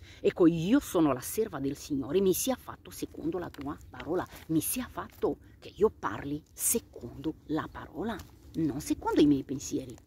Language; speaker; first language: Italian; non-native, fluent; Romanian